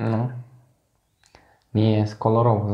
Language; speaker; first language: Polish; non-native, fluent; Turkish